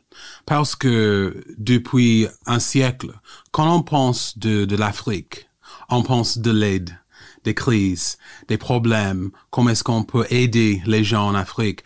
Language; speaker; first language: French; non-native, fluent; English